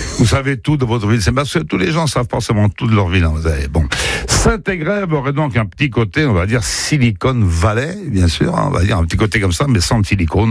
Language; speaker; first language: French; native; French